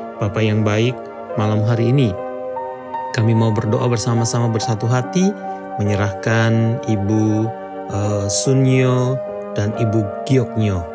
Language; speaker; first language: Indonesian; native; Indonesian